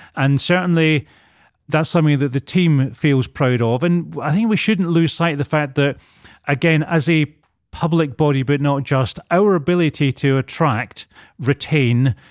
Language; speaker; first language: English; native; English